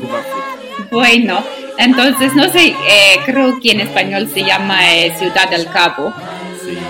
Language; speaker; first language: Spanish; non-native, learner; Afrikaans